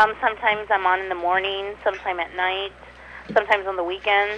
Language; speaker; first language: English; non-native, fluent; Spanish